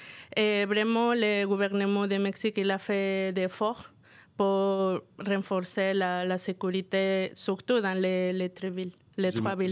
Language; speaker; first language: French; non-native, fluent; Spanish